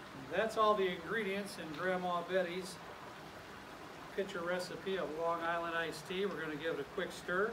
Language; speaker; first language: English; native; English